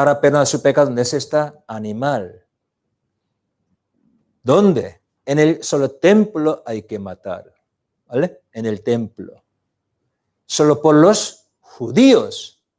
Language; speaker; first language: Spanish; non-native, learner; Korean